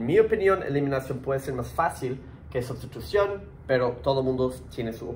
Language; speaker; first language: Spanish; early bilingual, heritage; Spanish